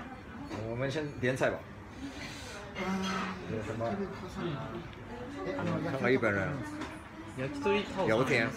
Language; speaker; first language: Chinese; non-native, fluent; Japanese